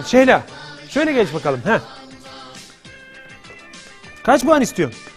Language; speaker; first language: Turkish; native; Turkish